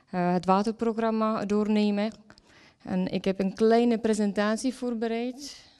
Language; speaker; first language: Dutch; non-native, fluent; Czech